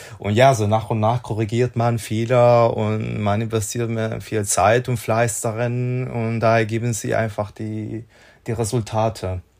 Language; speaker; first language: German; non-native, fluent; Spanish